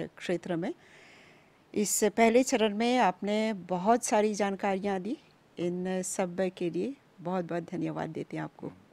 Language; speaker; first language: Hindi; non-native, local second language; Bhojpuri